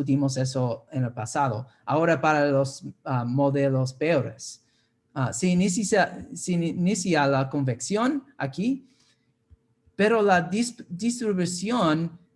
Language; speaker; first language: Spanish; non-native, fluent; English